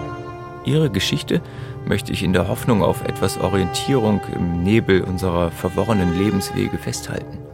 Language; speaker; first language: German; native; German